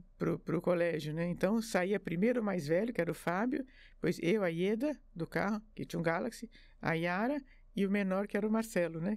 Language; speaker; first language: Portuguese; early bilingual, other home language; French